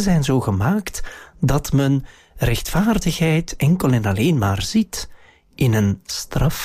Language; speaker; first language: Dutch; native; Dutch